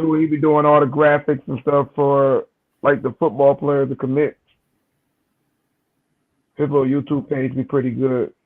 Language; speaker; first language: English; native; English